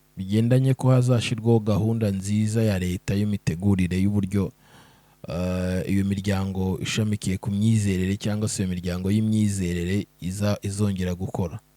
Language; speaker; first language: Kinyarwanda; native; Kinyarwanda